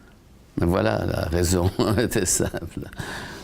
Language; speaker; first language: French; non-native, fluent; Polish